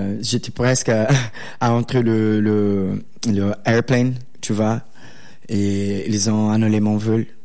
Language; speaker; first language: French; non-native, learner; Portuguese